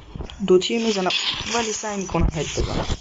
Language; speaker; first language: Persian; native; Persian